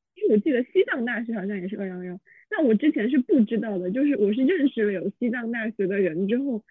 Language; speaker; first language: Chinese; non-native, local second language; Min Nan Chinese